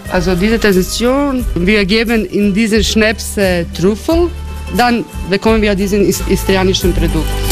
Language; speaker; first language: German; non-native, learner; Croatian